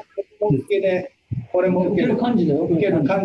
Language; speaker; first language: Japanese; native; Japanese